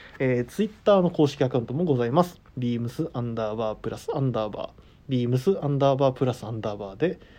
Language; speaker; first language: Japanese; native; Japanese